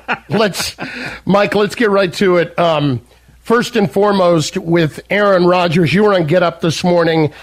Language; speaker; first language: English; native; English